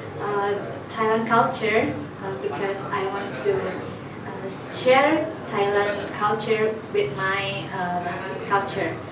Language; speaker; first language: English; non-native, learner; Indonesian